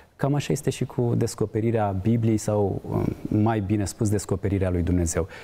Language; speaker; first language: Romanian; native; Romanian